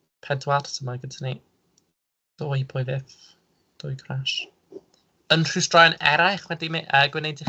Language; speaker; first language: Welsh; non-native, local second language; English